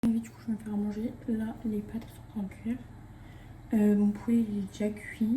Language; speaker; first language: French; native; French